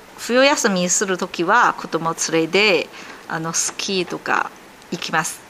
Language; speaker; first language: Japanese; non-native, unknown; Chinese